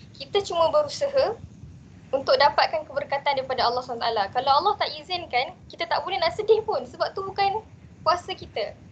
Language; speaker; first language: Malay; native; Malay